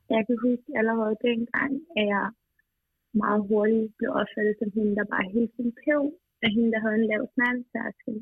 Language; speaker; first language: Danish; early bilingual, other home language; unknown